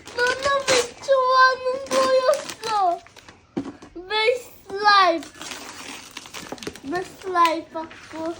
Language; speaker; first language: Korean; early bilingual, heritage; Korean